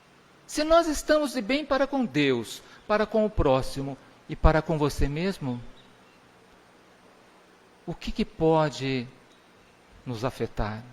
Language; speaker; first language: Portuguese; native; Portuguese